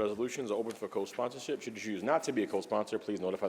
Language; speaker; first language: English; native; English